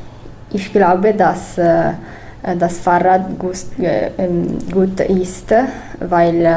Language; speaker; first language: German; non-native, learner; Italian